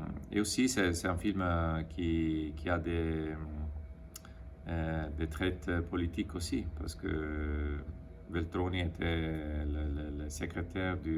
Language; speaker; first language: French; non-native, fluent; Italian